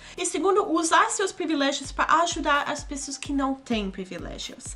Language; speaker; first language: Portuguese; non-native, fluent; English